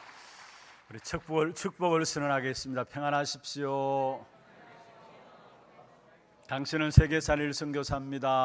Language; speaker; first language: Korean; native; Korean